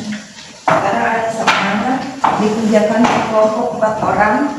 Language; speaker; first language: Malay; non-native, local second language; Sundanese